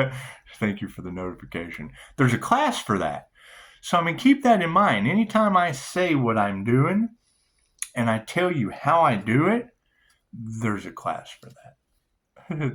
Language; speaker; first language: English; native; English